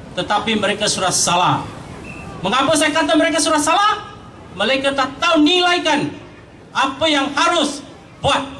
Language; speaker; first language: Malay; non-native, local second language; Chinese